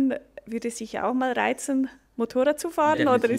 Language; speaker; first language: German; native; German